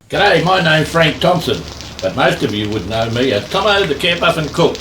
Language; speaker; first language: English; native; English